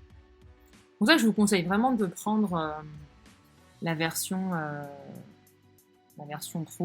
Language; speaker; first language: French; native; French